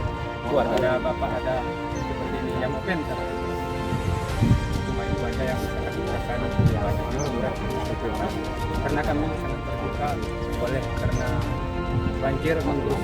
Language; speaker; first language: Indonesian; non-native, local second language; Achinese